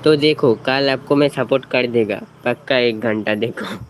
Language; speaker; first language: Hindi; non-native, local second language; Bangla